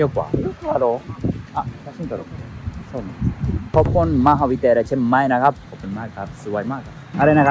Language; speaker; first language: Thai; non-native, learner; Japanese